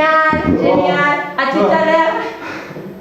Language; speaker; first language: French; non-native, learner; Spanish